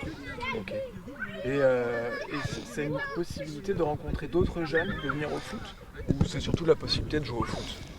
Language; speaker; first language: French; native; French